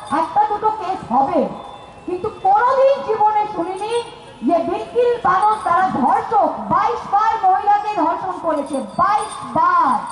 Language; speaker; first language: Bangla; native; Bangla